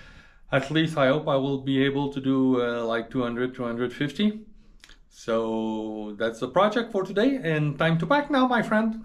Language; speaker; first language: English; non-native, learner; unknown